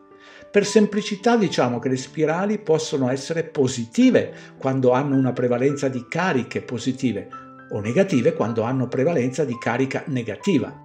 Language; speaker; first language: Italian; native; Italian